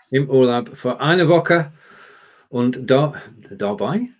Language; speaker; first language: German; non-native, learner; English